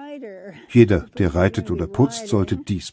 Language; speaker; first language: German; native; German